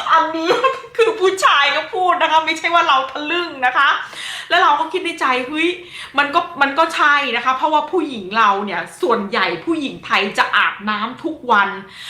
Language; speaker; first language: Thai; native; Thai